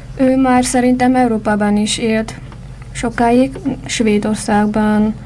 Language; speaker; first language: Hungarian; non-native, fluent; Uyghur